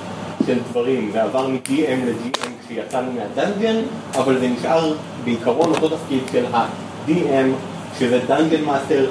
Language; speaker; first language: Hebrew; native; Hebrew